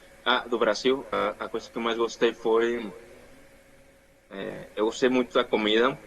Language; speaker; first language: Portuguese; non-native, fluent; Spanish